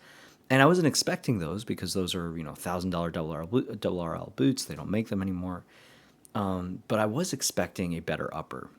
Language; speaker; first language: English; native; English